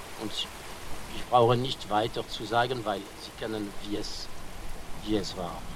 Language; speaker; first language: German; non-native, fluent; French